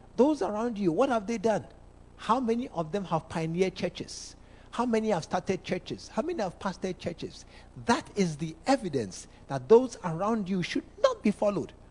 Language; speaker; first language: English; non-native, local second language; Akan